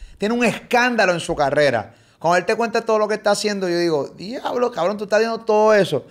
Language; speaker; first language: Spanish; native; Spanish